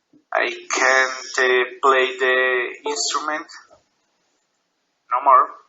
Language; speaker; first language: English; non-native, learner; Spanish